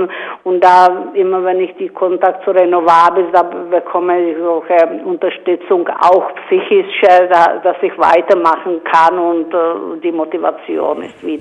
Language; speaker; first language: German; non-native, fluent; Czech